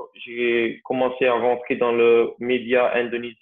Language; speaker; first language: French; non-native, local second language; Dutch